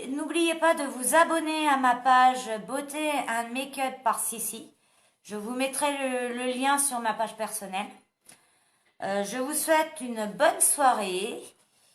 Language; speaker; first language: French; native; French